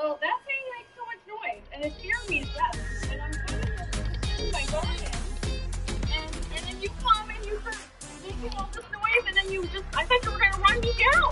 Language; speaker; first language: English; native; English